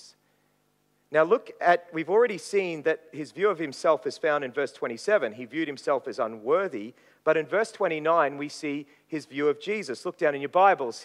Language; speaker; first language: English; native; English